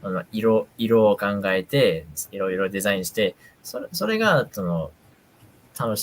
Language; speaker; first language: Japanese; non-native, fluent; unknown